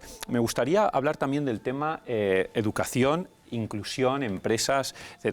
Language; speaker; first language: Spanish; native; Spanish